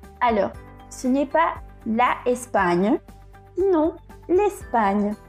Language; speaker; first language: French; non-native, fluent; Spanish